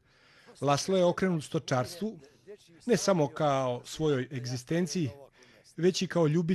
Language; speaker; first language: Bosnian; native; Bosnian